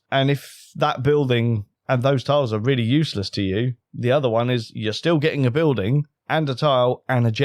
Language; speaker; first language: English; native; English